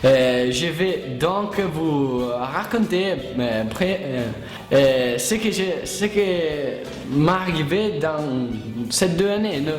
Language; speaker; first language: French; non-native, learner; Italian